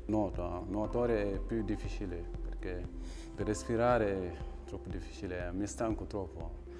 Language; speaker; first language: Italian; non-native, learner; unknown